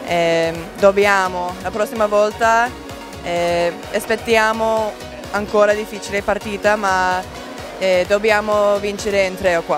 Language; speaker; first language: Italian; non-native, learner; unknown